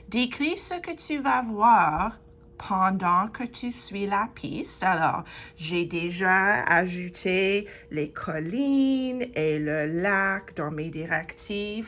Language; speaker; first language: French; non-native, fluent; English